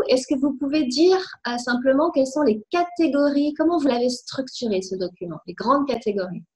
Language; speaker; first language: French; native; French